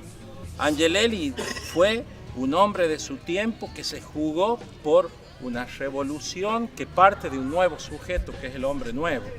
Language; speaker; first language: Spanish; native; Spanish